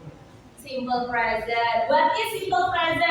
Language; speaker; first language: English; non-native, learner; Indonesian